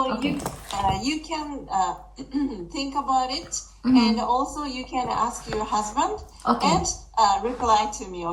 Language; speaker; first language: English; non-native, fluent; Japanese